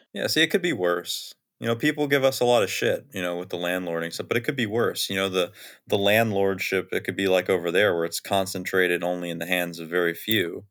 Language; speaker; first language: English; native; English